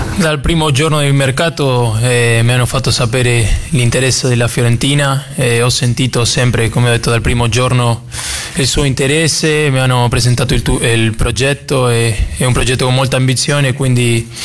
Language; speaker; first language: Italian; non-native, learner; Spanish